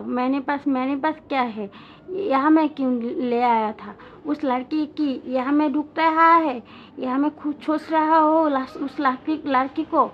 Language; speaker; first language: Hindi; non-native, learner; Bangla